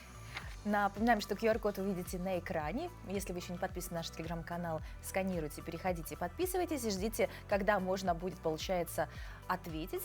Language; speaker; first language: Russian; native; Russian